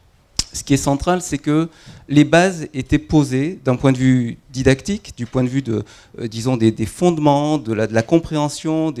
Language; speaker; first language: French; native; French